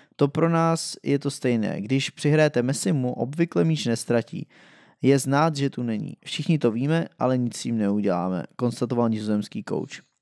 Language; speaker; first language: Czech; native; Czech